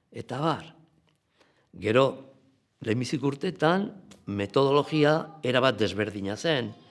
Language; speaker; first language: Basque; native; Basque